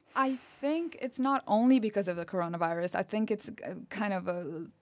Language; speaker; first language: English; non-native, fluent; Romanian